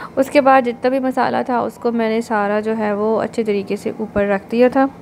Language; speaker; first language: Urdu; native; Urdu